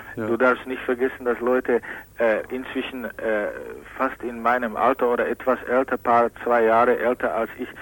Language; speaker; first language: German; non-native, fluent; Czech